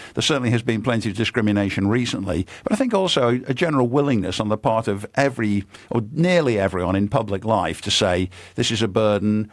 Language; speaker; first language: English; native; English